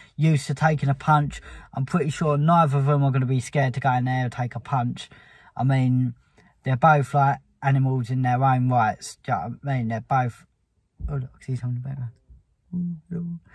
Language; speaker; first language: English; native; English